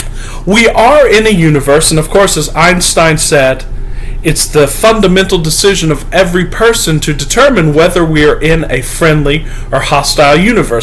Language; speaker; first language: English; native; English